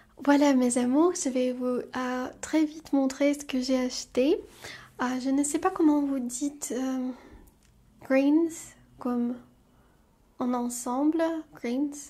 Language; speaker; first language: French; non-native, fluent; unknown